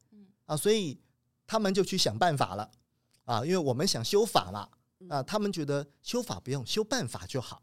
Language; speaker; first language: Chinese; native; Chinese